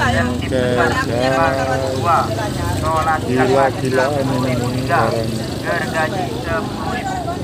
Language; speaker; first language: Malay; non-native, local second language; Javanese